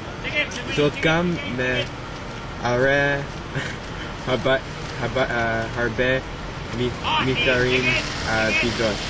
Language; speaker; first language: Hebrew; non-native, learner; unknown